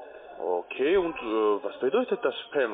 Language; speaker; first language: German; non-native, learner; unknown